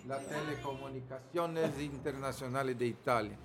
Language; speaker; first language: Italian; non-native, learner; Portuguese